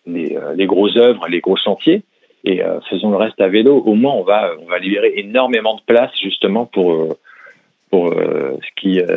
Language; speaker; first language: French; native; French